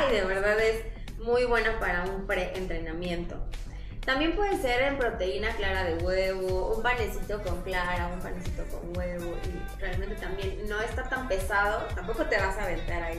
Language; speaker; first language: Spanish; native; Spanish